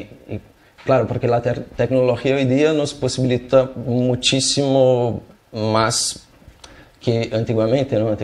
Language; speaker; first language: Spanish; non-native, fluent; Portuguese